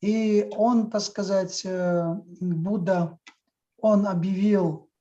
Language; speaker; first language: Russian; native; Russian